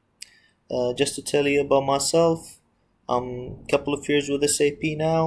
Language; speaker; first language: English; non-native, fluent; Arabic